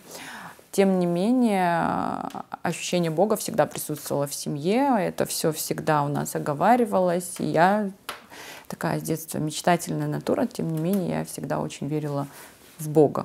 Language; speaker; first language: Russian; non-native, local second language; Ossetic